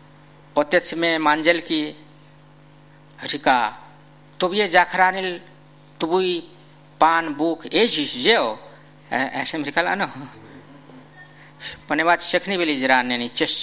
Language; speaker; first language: Czech; non-native, fluent; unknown